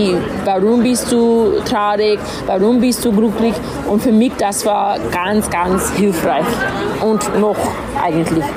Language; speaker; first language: German; non-native, learner; English